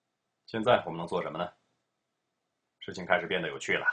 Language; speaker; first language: Chinese; native; Chinese